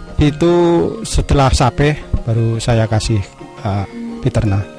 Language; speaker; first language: Indonesian; non-native, local second language; Javanese